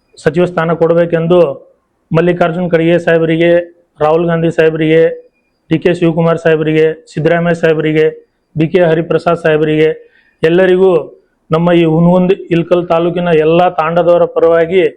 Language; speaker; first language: Kannada; non-native, local second language; Lambadi